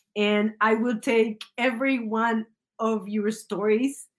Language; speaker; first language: English; early bilingual, other home language; Spanish